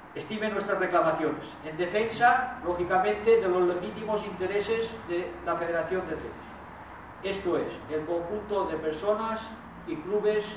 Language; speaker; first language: Spanish; non-native, local second language; Catalan